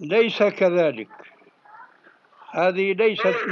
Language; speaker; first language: Arabic; native; Arabic